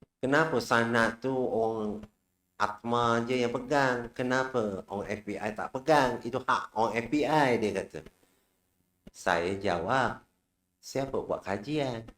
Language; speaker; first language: Malay; non-native, local second language; Chinese